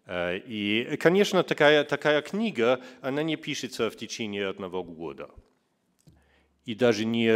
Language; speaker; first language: Russian; non-native, fluent; German